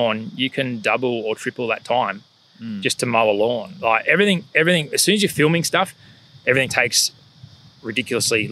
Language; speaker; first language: English; native; English